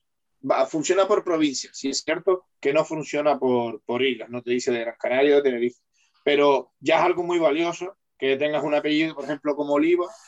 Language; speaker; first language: Spanish; native; Spanish